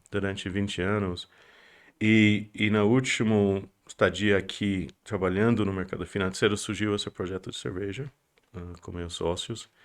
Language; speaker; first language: Portuguese; non-native, fluent; English